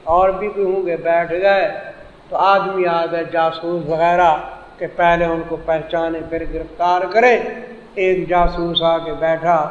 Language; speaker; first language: Urdu; non-native, local second language; Saraiki